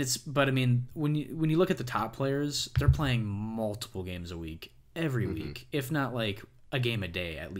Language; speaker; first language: English; native; English